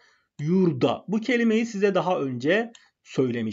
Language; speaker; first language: Turkish; non-native, fluent; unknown